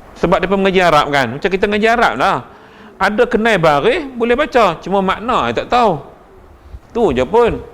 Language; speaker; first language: Malay; native; Malay